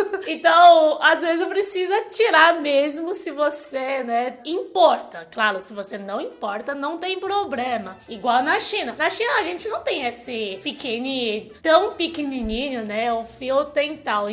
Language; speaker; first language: Portuguese; non-native, fluent; Chinese